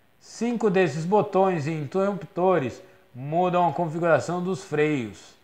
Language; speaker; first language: Portuguese; native; Portuguese